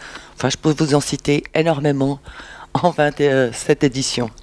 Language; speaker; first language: French; native; French